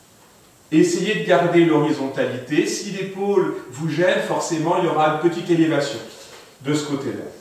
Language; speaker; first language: French; native; French